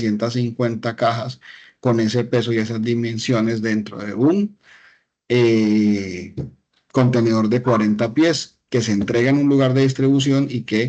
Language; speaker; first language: Spanish; native; Spanish